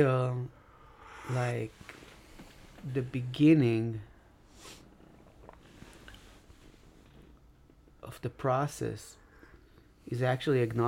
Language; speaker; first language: English; non-native, fluent; Hebrew